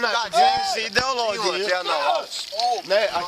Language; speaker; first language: Latvian; native; Latvian